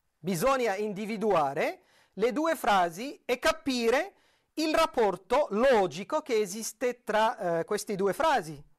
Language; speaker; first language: Italian; non-native, fluent; Arabic